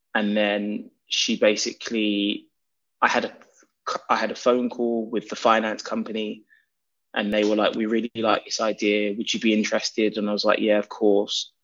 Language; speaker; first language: English; native; English